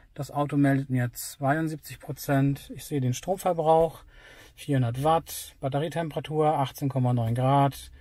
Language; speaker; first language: German; native; German